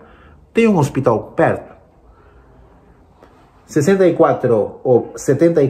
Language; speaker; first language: Portuguese; non-native, fluent; Spanish